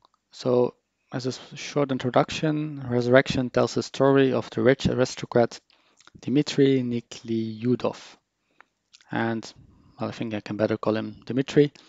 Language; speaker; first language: English; non-native, fluent; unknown